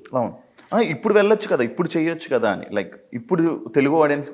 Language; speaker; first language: Telugu; native; Telugu